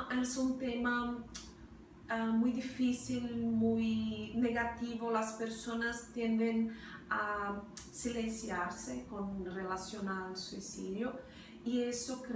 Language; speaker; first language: Spanish; non-native, fluent; Portuguese